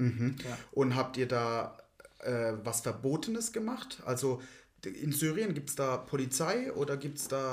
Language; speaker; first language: German; native; German